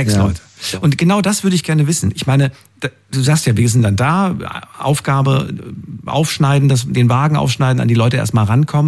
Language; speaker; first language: German; native; German